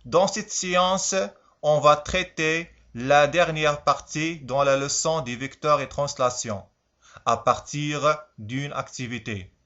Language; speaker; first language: French; non-native, local second language; Arabic